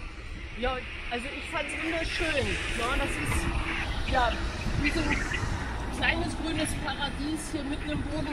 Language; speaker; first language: German; native; German